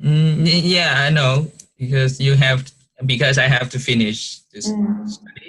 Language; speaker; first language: English; non-native, learner; Vietnamese